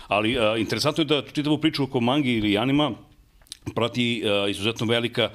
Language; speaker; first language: Serbian; native; Serbian